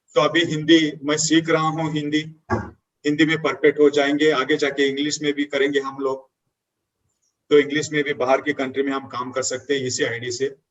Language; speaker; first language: Hindi; non-native, local second language; Marathi